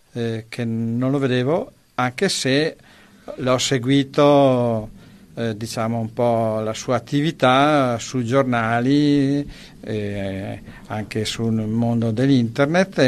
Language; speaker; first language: Italian; native; Italian